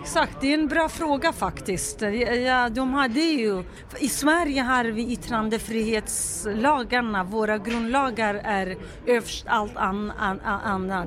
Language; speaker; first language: Swedish; non-native, fluent; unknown